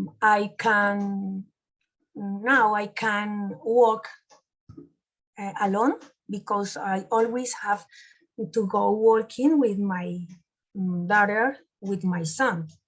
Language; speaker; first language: English; non-native, learner; Spanish